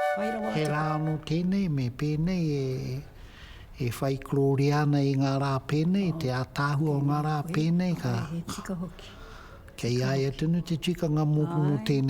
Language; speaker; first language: Māori; native; Māori